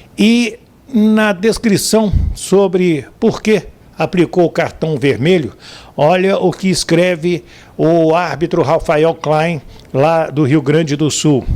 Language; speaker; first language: Portuguese; native; Portuguese